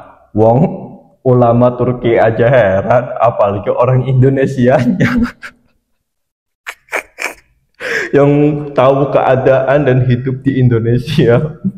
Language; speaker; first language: Indonesian; native; Indonesian